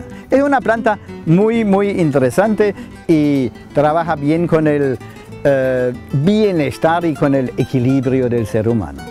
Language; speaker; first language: Spanish; non-native, fluent; German